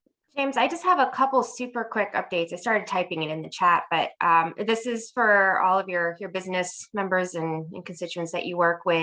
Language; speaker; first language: English; native; English